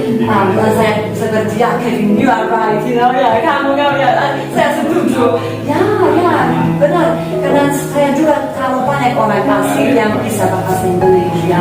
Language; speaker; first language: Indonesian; non-native, fluent; Polish